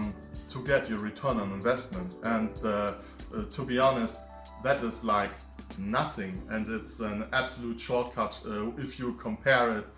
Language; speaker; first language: English; non-native, fluent; German